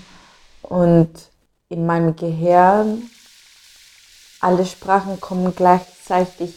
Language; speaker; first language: German; non-native, fluent; English